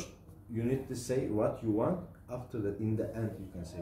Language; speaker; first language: English; non-native, fluent; Turkish